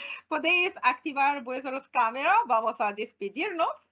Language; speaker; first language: Spanish; non-native, fluent; Arabic